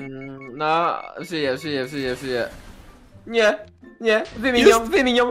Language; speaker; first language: Polish; native; Polish